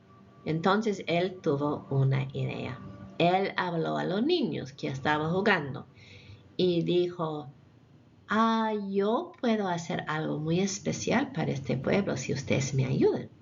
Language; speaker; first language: Spanish; non-native, fluent; English